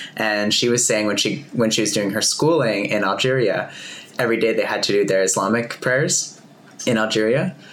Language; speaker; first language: English; native; English